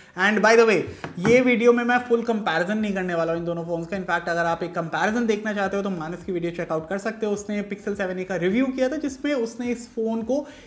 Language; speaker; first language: Hindi; native; Hindi